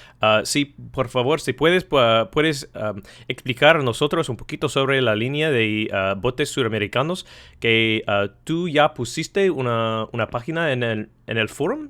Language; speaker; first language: Spanish; non-native, learner; English